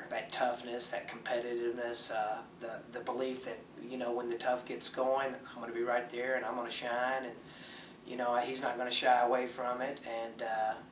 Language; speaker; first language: English; native; English